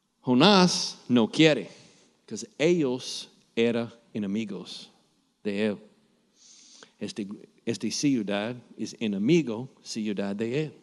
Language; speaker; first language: Spanish; non-native, learner; English